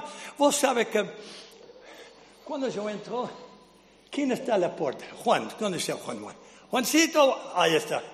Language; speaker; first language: Spanish; non-native, fluent; English